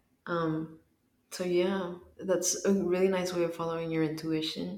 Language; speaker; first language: English; early bilingual, other home language; Spanish